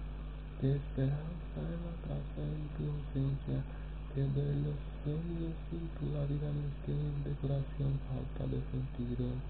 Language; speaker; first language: Spanish; non-native, learner; Romanian